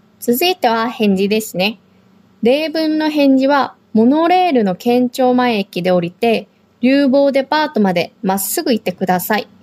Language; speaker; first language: Japanese; non-native, fluent; Korean